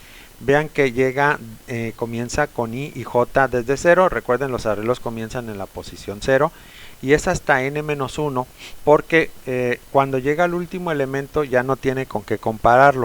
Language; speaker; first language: Spanish; native; Spanish